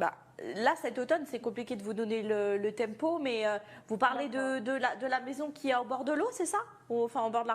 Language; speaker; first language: French; native; French